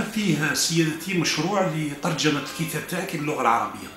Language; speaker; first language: Arabic; native; Arabic